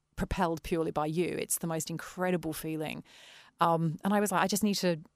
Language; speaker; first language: English; native; English